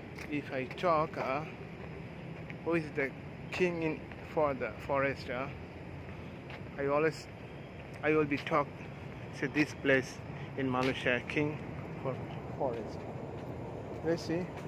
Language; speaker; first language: English; non-native, local second language; Bangla